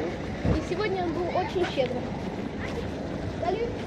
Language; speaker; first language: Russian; early bilingual, heritage; Russian